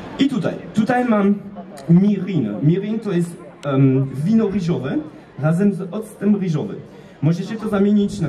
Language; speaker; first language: Polish; non-native, fluent; French